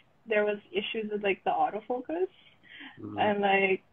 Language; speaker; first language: English; non-native, local second language; Filipino